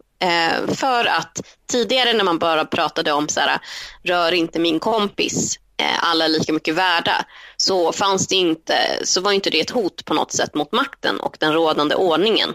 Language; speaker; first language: Swedish; early bilingual, other home language; Spanish